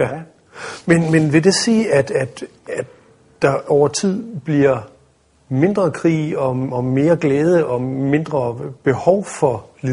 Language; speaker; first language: Danish; native; Danish